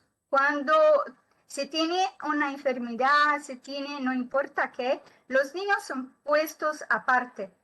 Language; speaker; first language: Spanish; non-native, learner; Portuguese